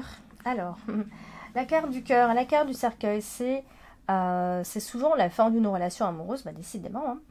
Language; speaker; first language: French; native; French